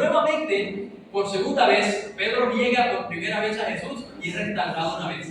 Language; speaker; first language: Spanish; native; Spanish